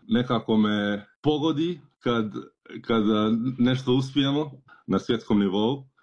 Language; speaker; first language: Serbian; early bilingual, heritage; Croatian